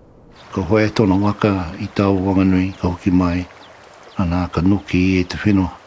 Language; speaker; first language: Māori; non-native, local second language; English